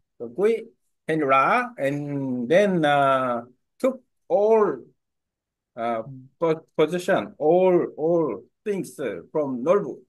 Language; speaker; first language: English; non-native, learner; Korean